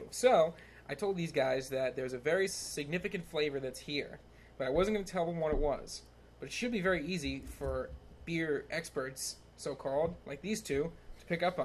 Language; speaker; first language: English; native; English